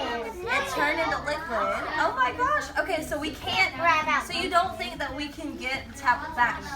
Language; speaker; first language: English; native; English